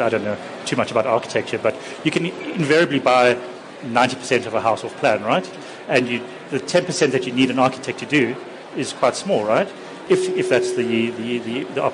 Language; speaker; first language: English; native; English